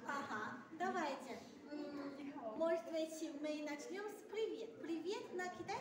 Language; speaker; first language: Russian; non-native, learner; Chinese